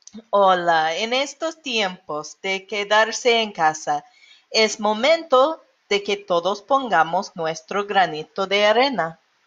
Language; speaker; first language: Spanish; non-native, learner; English